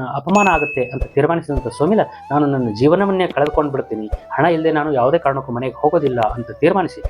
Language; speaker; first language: Kannada; native; Kannada